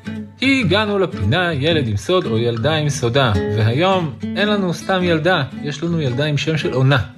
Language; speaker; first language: Hebrew; native; Hebrew